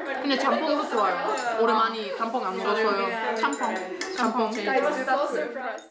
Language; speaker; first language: Korean; early bilingual, heritage; German